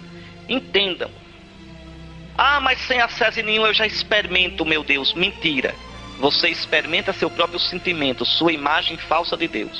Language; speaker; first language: Portuguese; native; Portuguese